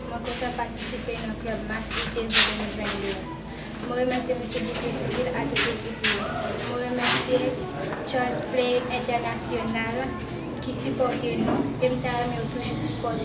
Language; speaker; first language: French; non-native, local second language; Haitian Creole